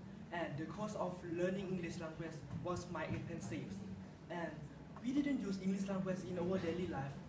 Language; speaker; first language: English; non-native, learner; Thai